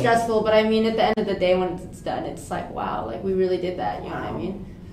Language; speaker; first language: English; native; English